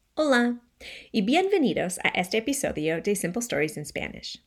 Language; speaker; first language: Spanish; non-native, fluent; English